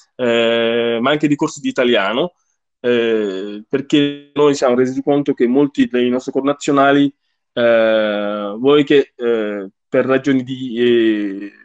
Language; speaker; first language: Italian; non-native, fluent; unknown